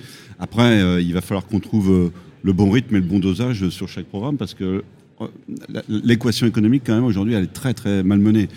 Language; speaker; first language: French; native; French